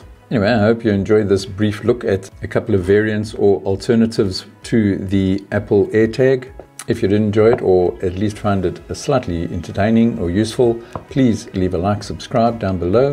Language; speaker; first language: English; native; English